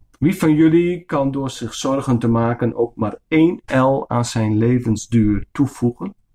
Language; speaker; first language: Dutch; non-native, local second language; Western Frisian